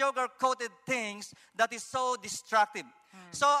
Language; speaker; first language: English; non-native, local second language; Filipino